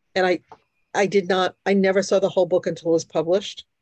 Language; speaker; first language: English; early bilingual, other home language; Hungarian